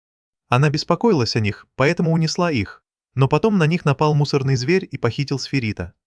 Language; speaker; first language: Russian; native; Russian